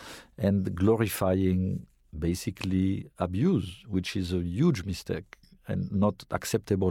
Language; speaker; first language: English; non-native, fluent; French